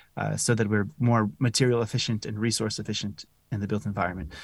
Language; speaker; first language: English; native; English